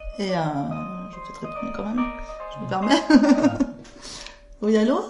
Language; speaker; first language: French; native; French